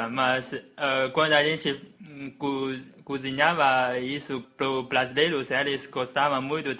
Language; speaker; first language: Portuguese; non-native, learner; Chinese